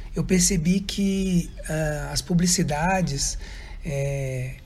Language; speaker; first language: Portuguese; native; Portuguese